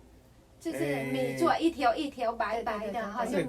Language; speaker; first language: Chinese; non-native, fluent; Vietnamese